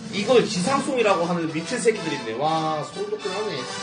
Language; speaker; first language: Korean; native; Korean